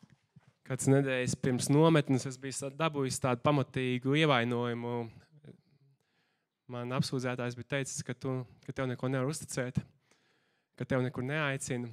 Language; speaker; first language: Latvian; native; Latvian